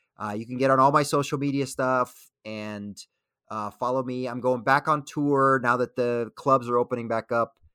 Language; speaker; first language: English; early bilingual, other home language; Spanish